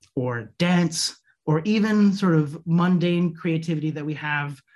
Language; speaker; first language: English; native; English